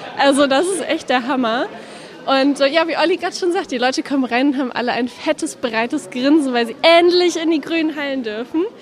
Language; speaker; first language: German; native; German